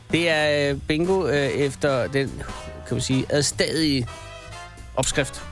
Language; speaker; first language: Danish; native; Danish